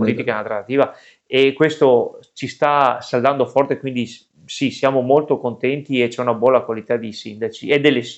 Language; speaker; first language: Italian; native; Italian